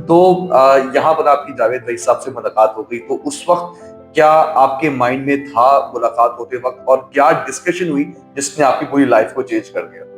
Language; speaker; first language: Urdu; native; Urdu